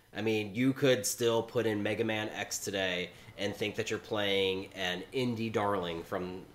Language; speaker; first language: English; native; English